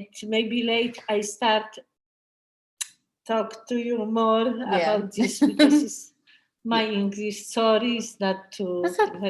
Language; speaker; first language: English; non-native, learner; Polish